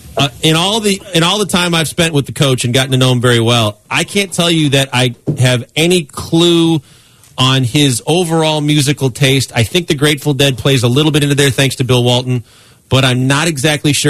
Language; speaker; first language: English; native; English